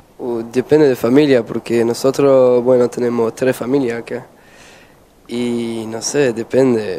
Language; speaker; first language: Spanish; non-native, fluent; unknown